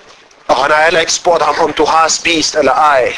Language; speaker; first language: Danish; non-native, fluent; Arabic